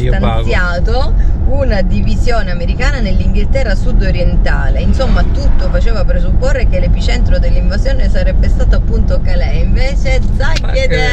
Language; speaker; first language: Italian; native; Italian